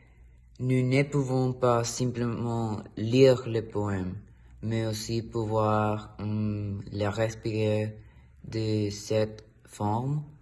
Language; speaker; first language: French; non-native, learner; Spanish